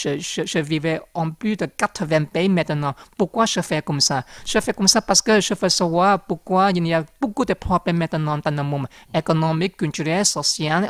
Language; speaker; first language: French; non-native, learner; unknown